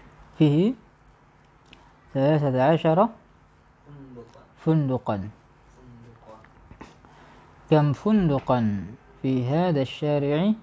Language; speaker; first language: Arabic; non-native, fluent; Indonesian